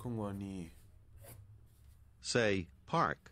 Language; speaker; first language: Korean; non-native, learner; English